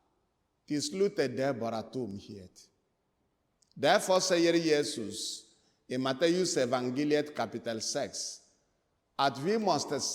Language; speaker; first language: Swedish; non-native, fluent; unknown